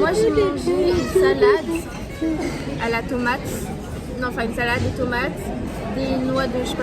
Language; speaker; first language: French; native; French